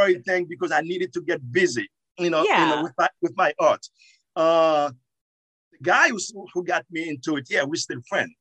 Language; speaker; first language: English; non-native, fluent; Haitian Creole